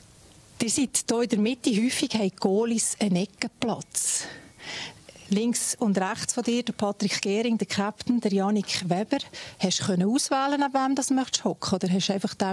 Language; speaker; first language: German; native; German